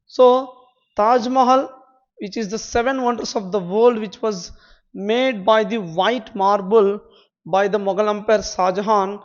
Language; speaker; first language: English; non-native, local second language; Telugu